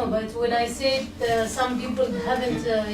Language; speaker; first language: English; non-native, learner; Arabic